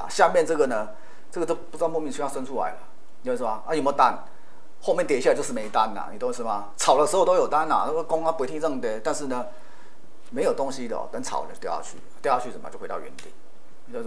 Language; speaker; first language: Chinese; native; Chinese